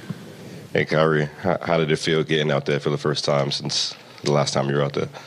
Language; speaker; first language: English; native; English